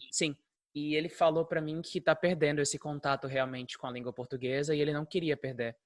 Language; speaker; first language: Portuguese; native; Portuguese